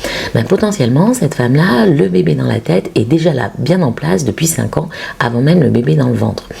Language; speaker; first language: French; native; French